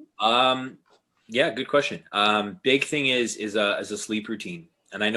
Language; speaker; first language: English; native; English